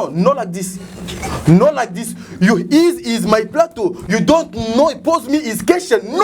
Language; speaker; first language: English; non-native, learner; Lingala